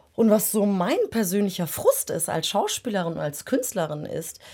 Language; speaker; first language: German; native; German